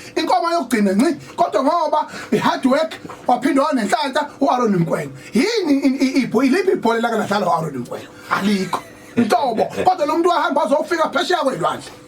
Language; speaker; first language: Zulu; native; Zulu